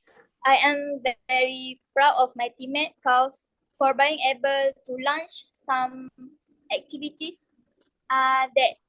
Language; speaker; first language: English; non-native, local second language; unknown